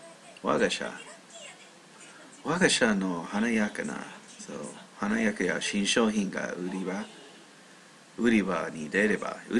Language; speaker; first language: Japanese; non-native, learner; English